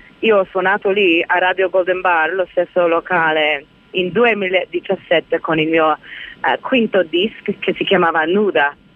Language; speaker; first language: Italian; early bilingual, heritage; Italian